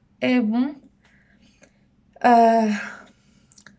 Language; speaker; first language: French; non-native, learner; Spanish